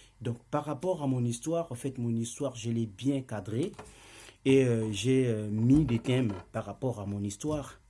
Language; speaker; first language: French; non-native, local second language; Lingala